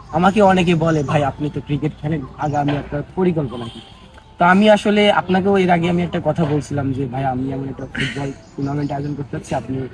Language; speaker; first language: Bangla; native; Bangla